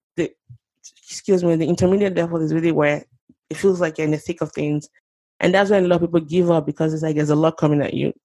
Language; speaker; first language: English; non-native, local second language; Yoruba